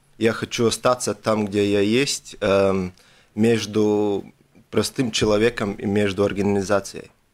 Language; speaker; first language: Russian; non-native, local second language; Latvian